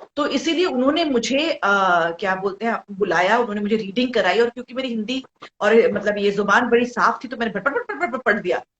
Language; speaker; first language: Hindi; non-native, local second language; Bangla